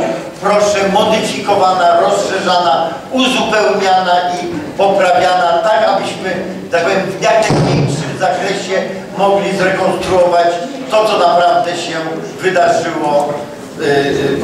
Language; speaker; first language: Polish; native; Polish